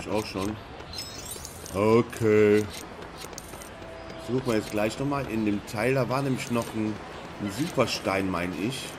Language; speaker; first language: German; native; German